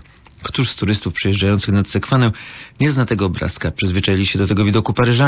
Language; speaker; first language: Polish; native; Polish